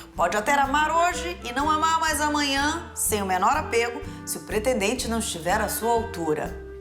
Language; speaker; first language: Portuguese; native; Portuguese